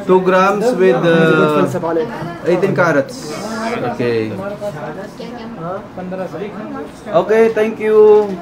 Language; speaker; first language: English; non-native, learner; Filipino